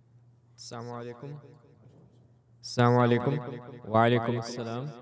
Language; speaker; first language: Arabic; non-native, learner; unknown